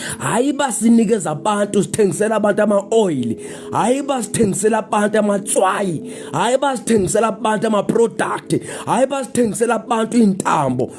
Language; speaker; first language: Zulu; non-native, local second language; Xhosa